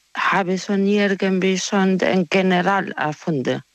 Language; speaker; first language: German; non-native, fluent; Spanish